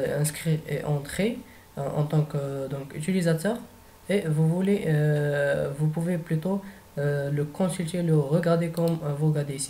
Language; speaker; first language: French; non-native, fluent; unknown